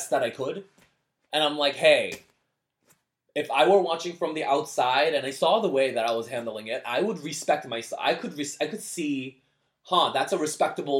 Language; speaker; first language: English; early bilingual, other home language; Korean